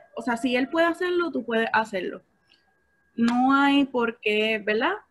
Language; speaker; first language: Spanish; native; Spanish